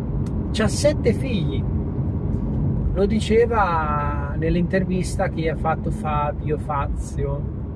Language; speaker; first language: Italian; native; Italian